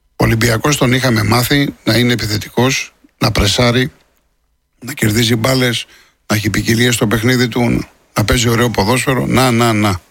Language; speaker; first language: Greek; native; Greek